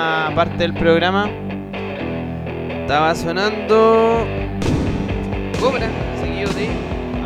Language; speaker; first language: Spanish; native; Spanish